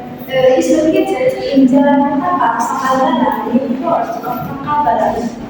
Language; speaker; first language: English; non-native, learner; Indonesian